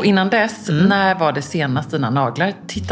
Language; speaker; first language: Swedish; native; Swedish